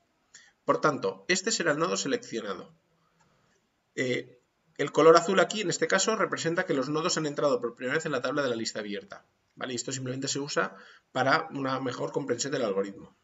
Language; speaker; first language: Spanish; native; Spanish